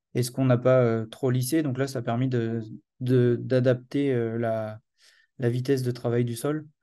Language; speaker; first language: French; native; French